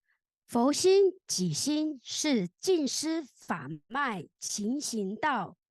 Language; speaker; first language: Chinese; native; Chinese